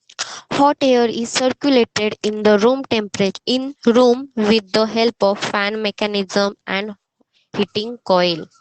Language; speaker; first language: English; non-native, local second language; Hindi